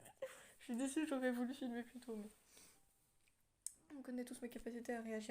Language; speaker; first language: French; native; French